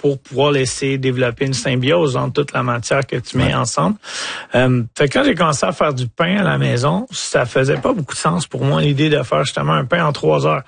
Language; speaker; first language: French; native; French